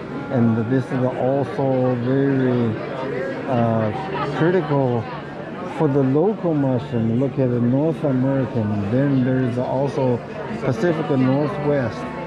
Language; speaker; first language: English; non-native, fluent; Chinese